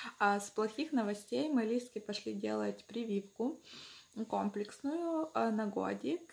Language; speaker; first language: Russian; non-native, local second language; Ukrainian